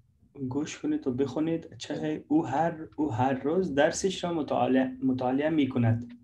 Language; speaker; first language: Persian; non-native, learner; Urdu